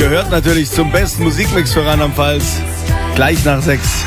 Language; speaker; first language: German; native; German